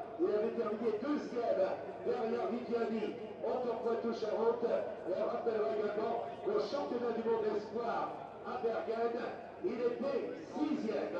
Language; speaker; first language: French; native; French